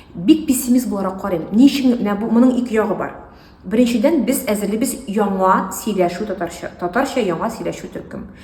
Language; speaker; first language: Tatar; native; Tatar